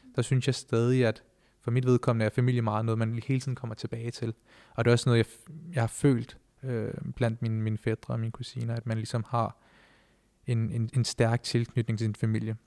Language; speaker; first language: Danish; early bilingual, other home language; Punjabi